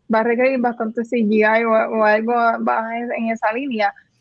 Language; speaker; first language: Spanish; native; Spanish